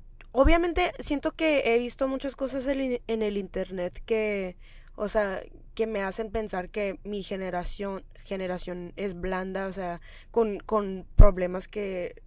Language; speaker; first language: Spanish; early bilingual, heritage; Spanish